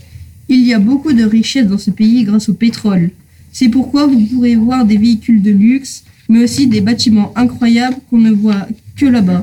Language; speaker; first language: French; native; French